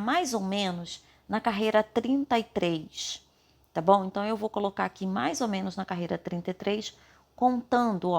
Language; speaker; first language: Portuguese; native; Portuguese